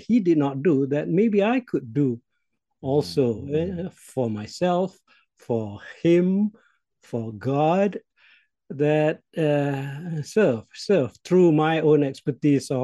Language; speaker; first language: English; non-native, local second language; Malay